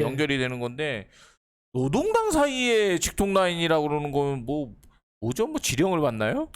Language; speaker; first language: Korean; native; Korean